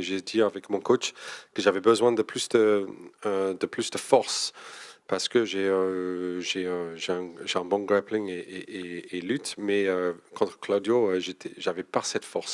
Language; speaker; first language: French; non-native, fluent; English